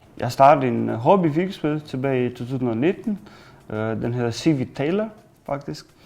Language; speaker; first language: Danish; non-native, fluent; Romanian